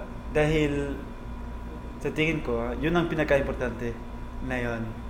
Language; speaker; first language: Filipino; non-native, fluent; French